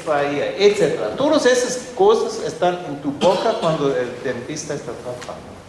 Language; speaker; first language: Spanish; non-native, fluent; German